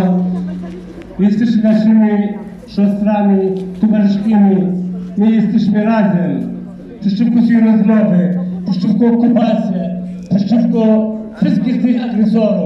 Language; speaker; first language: Polish; non-native, fluent; Arabic